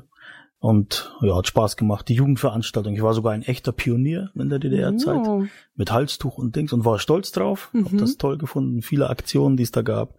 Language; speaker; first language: German; native; German